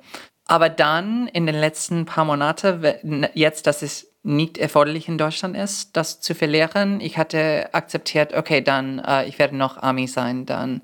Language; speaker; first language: German; non-native, fluent; English